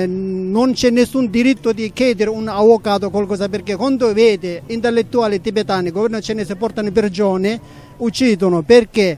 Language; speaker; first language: Italian; non-native, learner; Tibetan